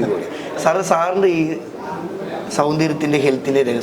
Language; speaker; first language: Malayalam; native; Malayalam